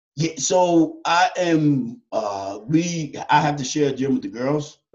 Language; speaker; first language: English; native; English